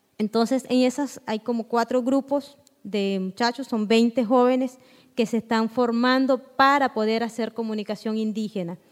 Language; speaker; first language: Spanish; non-native, local second language; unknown